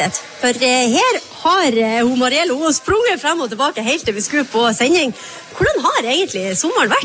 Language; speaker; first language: Norwegian; native; Norwegian